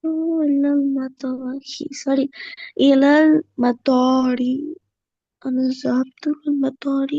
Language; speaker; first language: Arabic; non-native, learner; Bangla